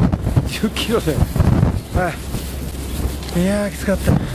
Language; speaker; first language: Japanese; native; Japanese